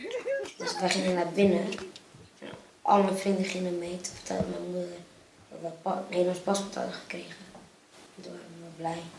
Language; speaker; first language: Dutch; early bilingual, other home language; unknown